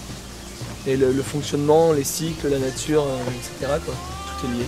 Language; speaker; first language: French; native; French